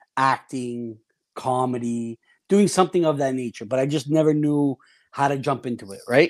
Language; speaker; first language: English; early bilingual, other home language; Italian